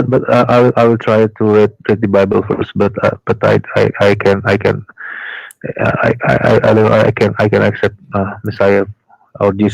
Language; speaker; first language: English; non-native, learner; Indonesian